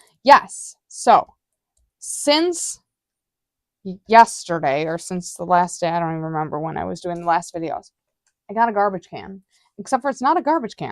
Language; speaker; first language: English; native; English